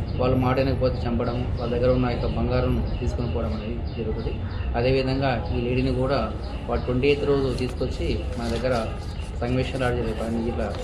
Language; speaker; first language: Telugu; native; Telugu